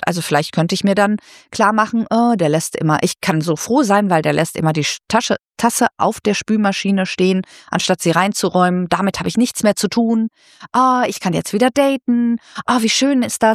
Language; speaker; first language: German; native; German